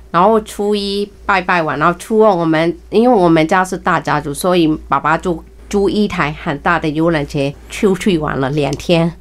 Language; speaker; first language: Chinese; early bilingual, heritage; Chinese